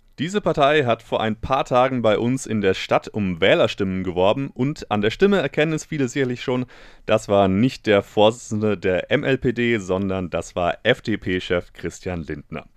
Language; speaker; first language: German; native; German